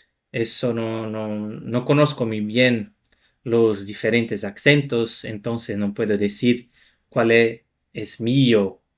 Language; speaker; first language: Spanish; non-native, fluent; Portuguese